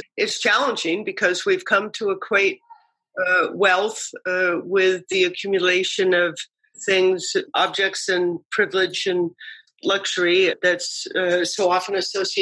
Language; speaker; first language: English; native; English